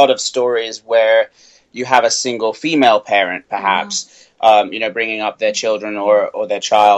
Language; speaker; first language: English; native; English